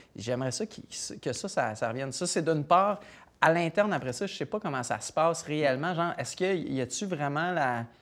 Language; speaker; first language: French; native; French